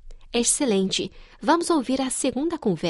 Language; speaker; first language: Portuguese; non-native, fluent; Chinese